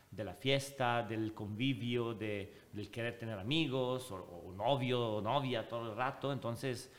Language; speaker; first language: Spanish; non-native, fluent; Italian